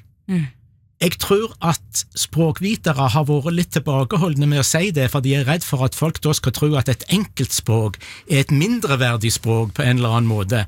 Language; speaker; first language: Norwegian; native; Norwegian